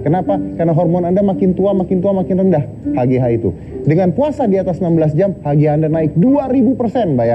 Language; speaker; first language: Indonesian; native; Indonesian